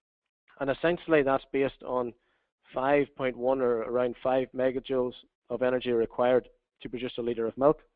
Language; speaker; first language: English; native; English